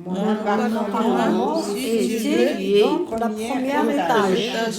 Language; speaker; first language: French; non-native, learner; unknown